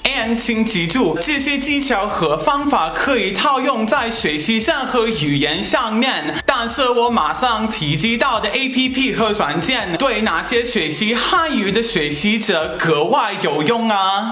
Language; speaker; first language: Chinese; non-native, fluent; English